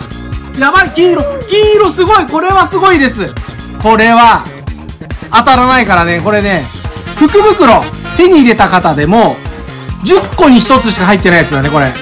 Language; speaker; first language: Japanese; native; Japanese